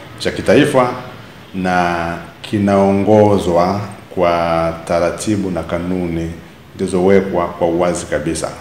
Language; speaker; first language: Swahili; native; Swahili